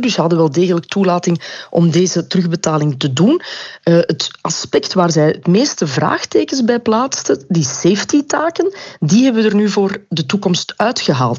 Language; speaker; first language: Dutch; native; Dutch